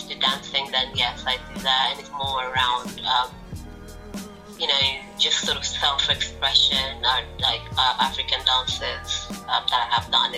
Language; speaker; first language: English; non-native, fluent; Portuguese